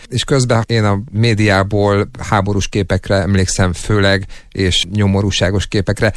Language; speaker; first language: Hungarian; native; Hungarian